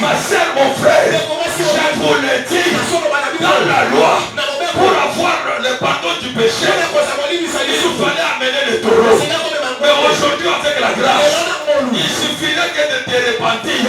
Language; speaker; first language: French; non-native, local second language; Lingala